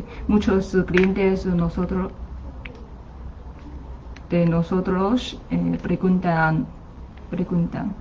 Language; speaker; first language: Spanish; non-native, learner; Chinese